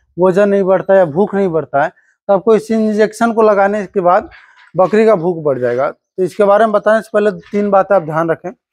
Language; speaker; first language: Hindi; native; Hindi